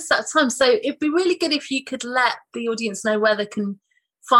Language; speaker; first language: English; native; English